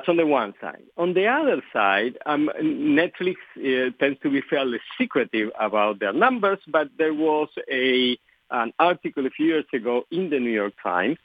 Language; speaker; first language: English; non-native, fluent; Spanish